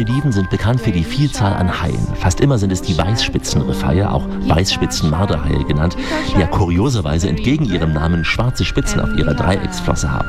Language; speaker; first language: German; native; German